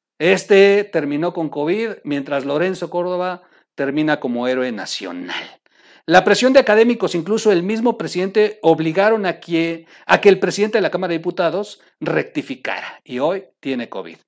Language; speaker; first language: Spanish; native; Spanish